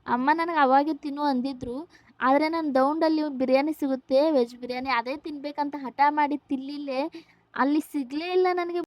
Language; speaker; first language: Kannada; native; Kannada